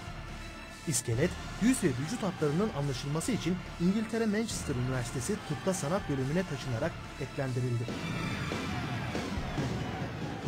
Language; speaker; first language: Turkish; native; Turkish